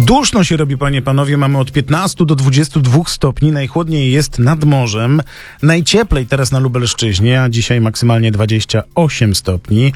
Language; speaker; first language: Polish; native; Polish